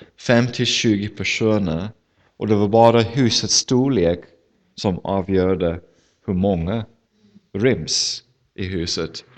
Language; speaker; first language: Swedish; non-native, fluent; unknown